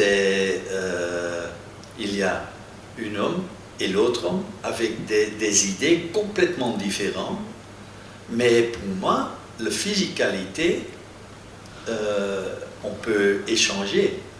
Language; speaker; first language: French; non-native, local second language; Dutch